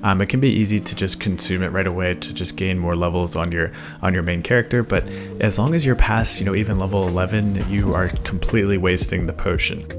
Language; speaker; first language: English; native; English